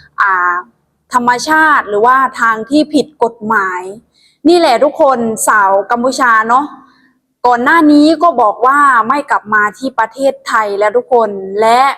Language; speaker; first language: Thai; non-native, local second language; Lao